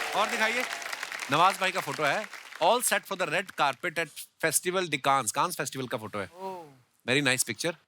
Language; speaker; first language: Hindi; non-native, local second language; Punjabi